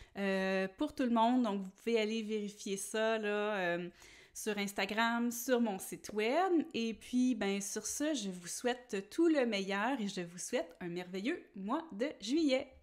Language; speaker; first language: French; native; French